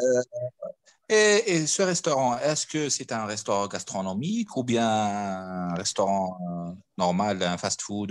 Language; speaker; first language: French; non-native, fluent; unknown